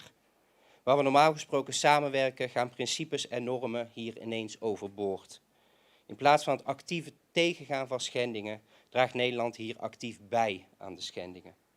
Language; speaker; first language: Dutch; native; Dutch